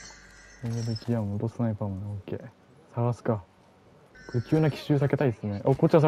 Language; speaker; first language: Japanese; native; Japanese